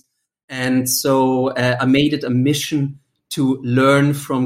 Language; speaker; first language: English; non-native, fluent; German